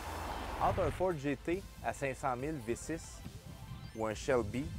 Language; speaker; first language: French; native; French